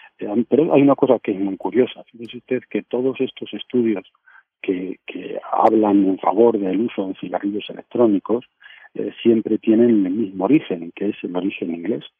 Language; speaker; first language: Spanish; native; Spanish